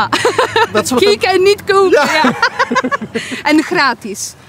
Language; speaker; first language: Dutch; non-native, learner; Polish